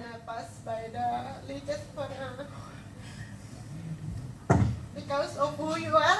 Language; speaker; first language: Dutch; non-native, learner; Indonesian